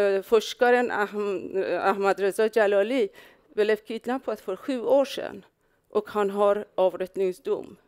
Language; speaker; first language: Swedish; non-native, fluent; Persian